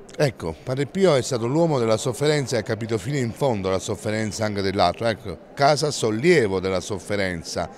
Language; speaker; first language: Italian; native; Italian